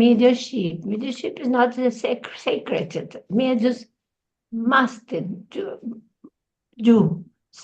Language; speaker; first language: English; non-native, learner; Portuguese